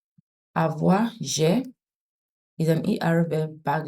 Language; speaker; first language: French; non-native, fluent; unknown